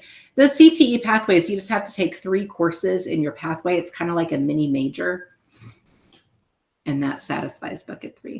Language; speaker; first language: English; native; English